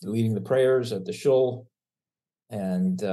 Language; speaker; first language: English; native; English